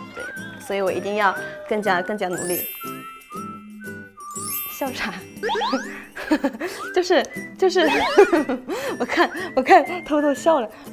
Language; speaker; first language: Chinese; native; Chinese